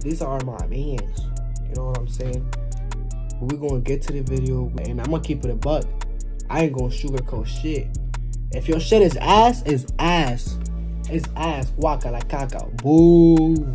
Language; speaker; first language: English; early bilingual, other home language; Spanish